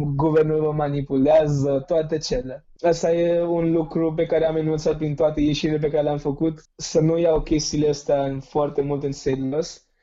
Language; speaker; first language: Romanian; non-native, fluent; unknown